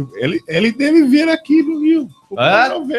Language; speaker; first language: Portuguese; non-native, fluent; English